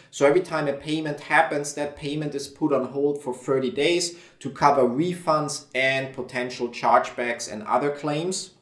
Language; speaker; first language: English; non-native, fluent; German